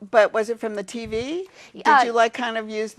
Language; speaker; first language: English; native; English